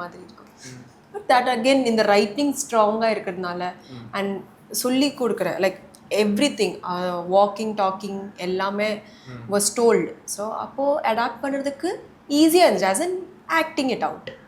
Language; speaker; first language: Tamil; early bilingual, heritage; Tamil